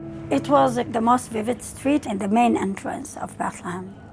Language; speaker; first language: English; non-native, fluent; Arabic